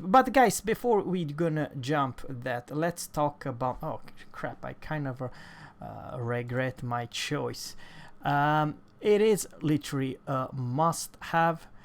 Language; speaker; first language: English; non-native, fluent; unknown